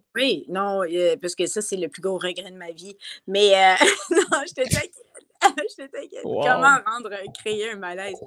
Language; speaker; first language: French; native; French